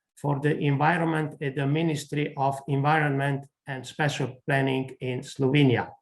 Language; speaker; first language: English; non-native, fluent; Slovenian